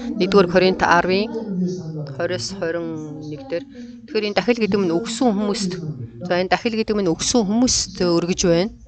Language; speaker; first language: Mongolian; non-native, fluent; Korean